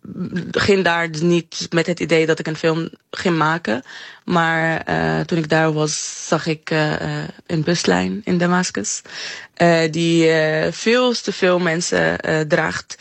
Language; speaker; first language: Dutch; non-native, fluent; Arabic